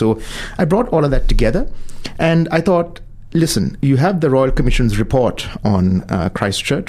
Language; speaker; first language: English; non-native, local second language; Sinhala